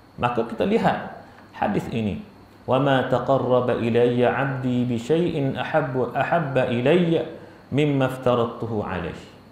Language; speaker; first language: Malay; native; Malay